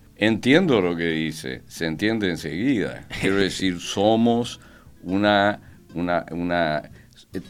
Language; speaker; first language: Spanish; native; Spanish